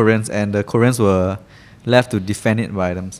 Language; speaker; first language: English; native; English